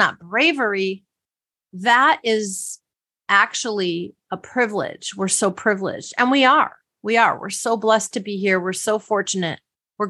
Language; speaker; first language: English; native; English